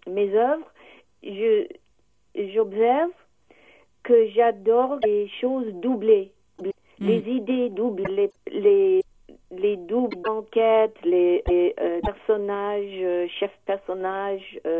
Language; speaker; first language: French; non-native, learner; English